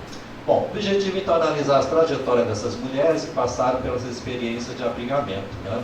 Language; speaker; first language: Portuguese; native; Portuguese